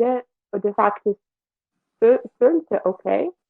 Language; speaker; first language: Danish; non-native, learner; Russian